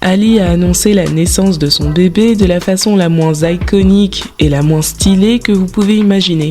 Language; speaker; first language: French; native; French